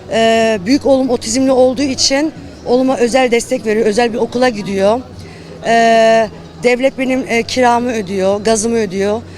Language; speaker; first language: Turkish; early bilingual, heritage; Turkish